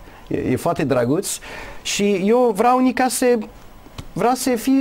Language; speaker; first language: Romanian; non-native, learner; English